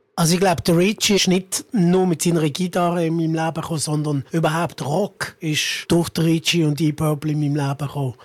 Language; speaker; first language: German; early bilingual, other home language; Italian